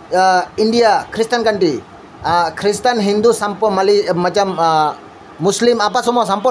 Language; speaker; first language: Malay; non-native, learner; Bangla